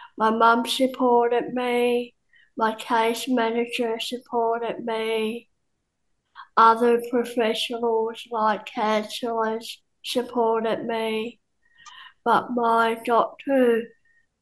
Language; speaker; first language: English; native; English